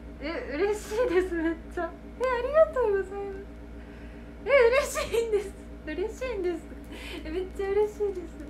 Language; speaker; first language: Japanese; native; Japanese